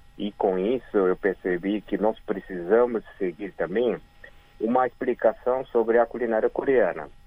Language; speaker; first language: Portuguese; early bilingual, other home language; Korean